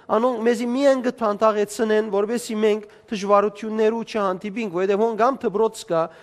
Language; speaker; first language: Armenian; native; Armenian